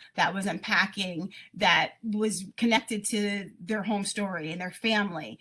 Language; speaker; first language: English; native; English